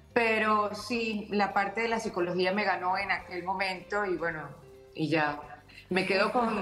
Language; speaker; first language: Spanish; native; Spanish